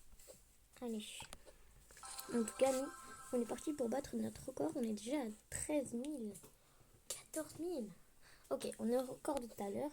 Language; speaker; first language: French; native; French